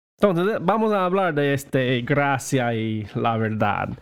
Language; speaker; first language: Spanish; non-native, learner; English